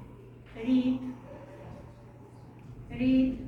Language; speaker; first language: English; non-native, learner; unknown